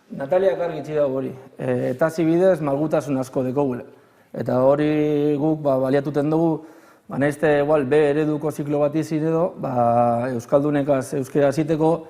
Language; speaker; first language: Basque; native; Basque